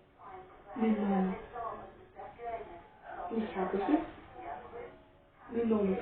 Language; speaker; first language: French; native; French